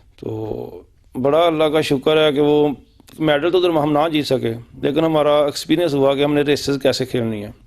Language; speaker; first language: Urdu; non-native, local second language; Punjabi